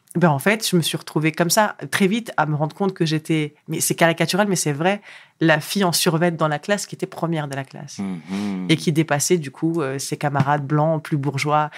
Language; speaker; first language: French; early bilingual, other home language; Arabic